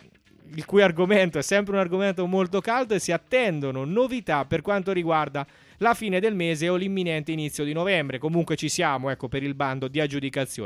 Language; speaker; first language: Italian; native; Italian